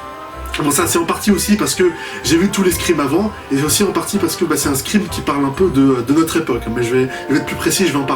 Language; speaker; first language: French; native; French